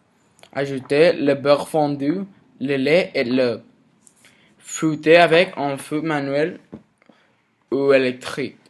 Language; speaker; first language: French; non-native, learner; Spanish